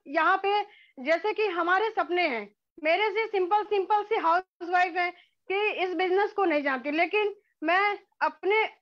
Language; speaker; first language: Hindi; native; Hindi